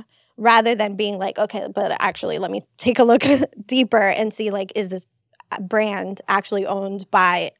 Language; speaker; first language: English; native; English